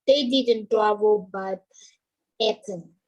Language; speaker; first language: English; non-native, learner; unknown